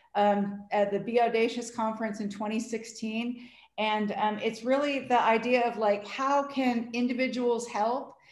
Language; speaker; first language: English; native; English